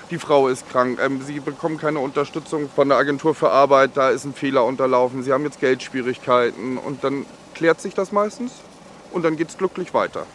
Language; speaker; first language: German; native; German